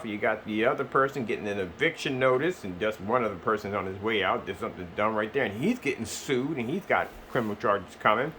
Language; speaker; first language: English; native; English